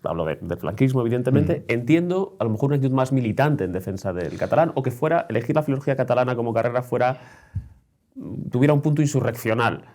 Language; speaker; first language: Spanish; native; Spanish